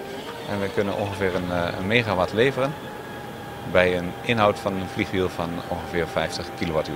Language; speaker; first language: Dutch; native; Dutch